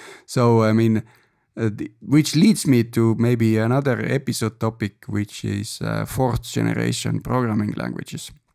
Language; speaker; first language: English; non-native, fluent; Estonian